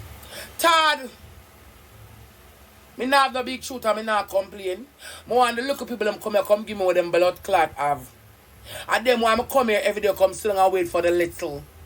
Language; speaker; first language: English; non-native, local second language; Jamaican Creole English